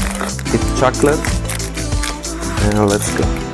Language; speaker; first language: English; non-native, learner; Persian